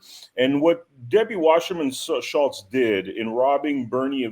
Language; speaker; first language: English; native; English